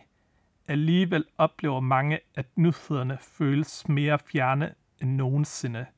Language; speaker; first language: Danish; native; Danish